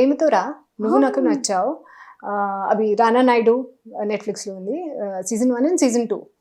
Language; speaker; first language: Telugu; non-native, learner; Hindi